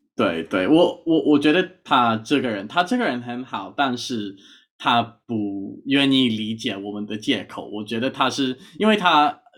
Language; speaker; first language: Chinese; non-native, fluent; English